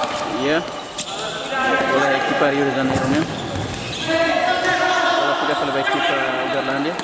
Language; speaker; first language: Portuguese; non-native, local second language; Tetum